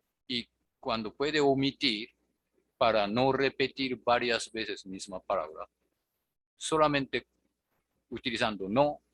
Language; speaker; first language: Spanish; non-native, fluent; Japanese